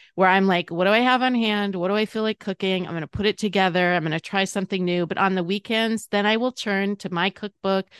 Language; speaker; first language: English; native; English